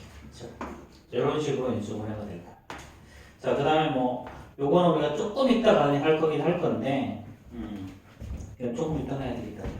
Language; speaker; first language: Korean; native; Korean